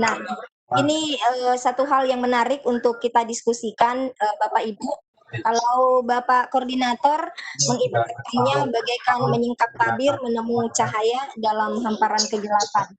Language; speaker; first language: Indonesian; native; Indonesian